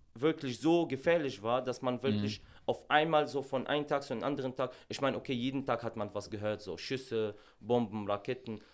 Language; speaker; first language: German; non-native, fluent; Arabic